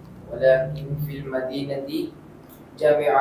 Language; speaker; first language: Arabic; non-native, learner; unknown